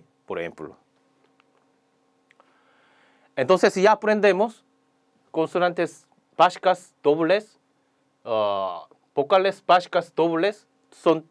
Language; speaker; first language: Spanish; non-native, learner; Korean